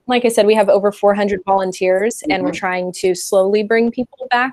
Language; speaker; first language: English; native; English